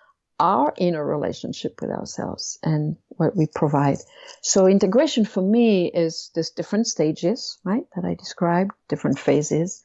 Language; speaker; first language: English; non-native, fluent; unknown